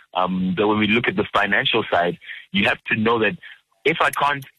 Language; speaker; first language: English; early bilingual, other home language; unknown